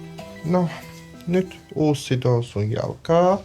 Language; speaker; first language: Finnish; non-native, learner; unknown